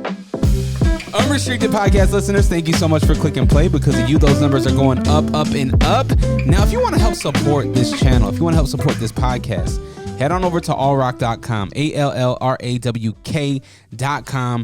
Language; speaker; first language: English; native; English